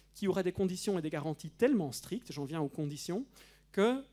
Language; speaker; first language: French; native; French